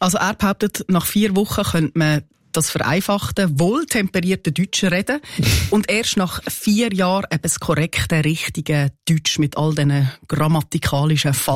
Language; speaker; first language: German; native; German